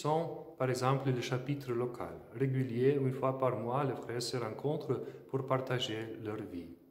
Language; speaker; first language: French; non-native, fluent; Slovenian